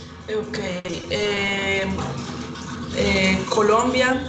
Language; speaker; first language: English; non-native, learner; Spanish